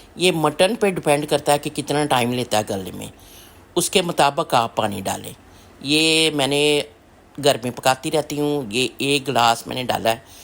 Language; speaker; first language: Urdu; non-native, local second language; Punjabi